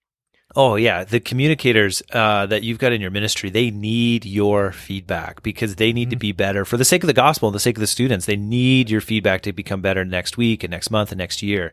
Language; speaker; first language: English; native; English